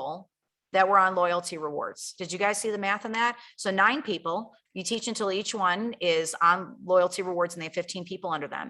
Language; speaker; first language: English; native; English